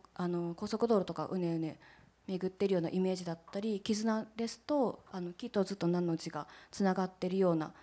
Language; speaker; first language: Japanese; native; Japanese